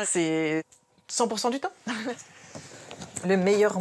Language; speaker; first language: French; native; French